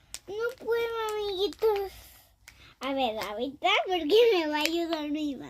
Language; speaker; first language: Spanish; native; Spanish